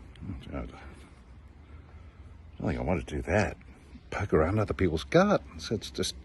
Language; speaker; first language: English; native; English